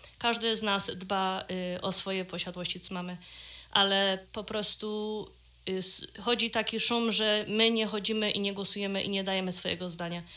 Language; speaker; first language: Polish; early bilingual, heritage; Polish